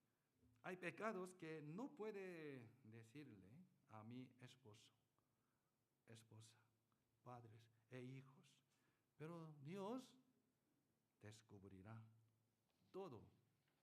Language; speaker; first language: Spanish; non-native, learner; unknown